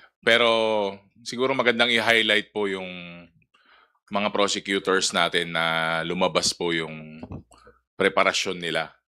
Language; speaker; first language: Filipino; non-native, local second language; Iloko